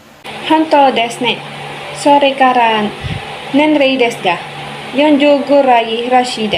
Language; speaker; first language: Japanese; non-native, learner; Filipino